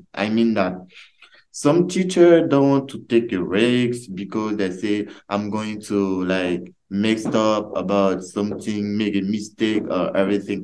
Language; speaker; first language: English; non-native, learner; French